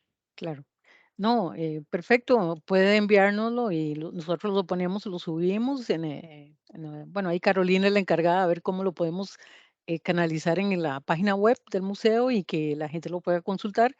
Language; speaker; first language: Spanish; native; Spanish